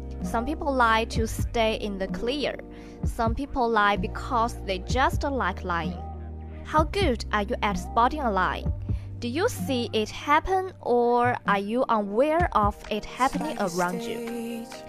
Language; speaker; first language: English; non-native, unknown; Chinese